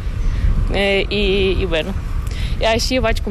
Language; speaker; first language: Catalan; non-native, fluent; Ukrainian